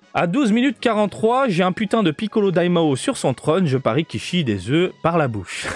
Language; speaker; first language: French; native; French